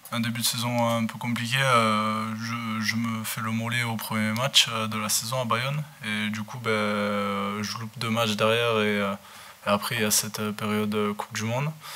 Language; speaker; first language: French; non-native, fluent; English